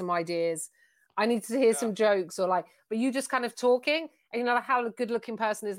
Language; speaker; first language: English; native; English